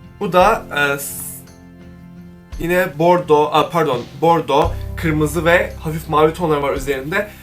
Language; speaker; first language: Turkish; native; Turkish